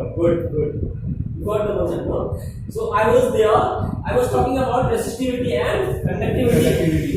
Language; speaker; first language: English; non-native, local second language; Hindi